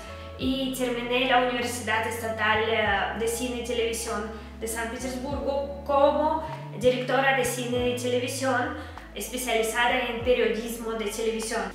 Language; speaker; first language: Spanish; non-native, fluent; Russian